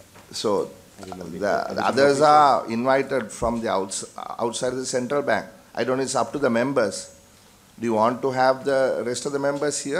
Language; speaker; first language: English; non-native, local second language; Sinhala